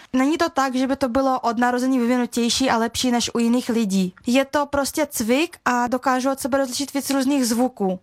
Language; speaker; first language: Czech; early bilingual, other home language; Russian